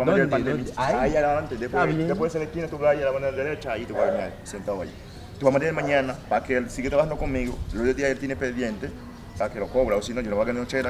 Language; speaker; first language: Spanish; native; Spanish